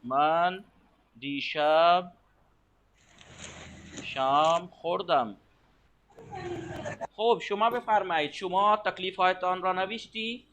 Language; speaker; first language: Persian; non-native, fluent; Urdu